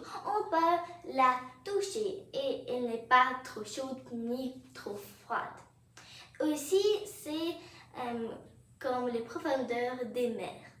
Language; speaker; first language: French; non-native, fluent; English